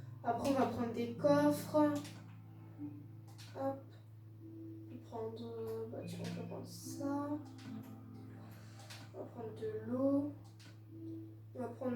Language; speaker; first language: French; native; French